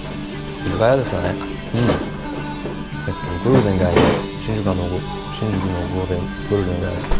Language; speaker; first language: Japanese; non-native, learner; English